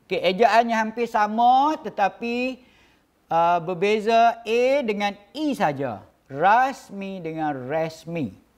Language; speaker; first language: Malay; native; Malay